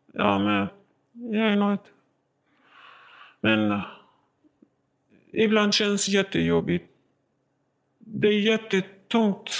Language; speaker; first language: Swedish; non-native, learner; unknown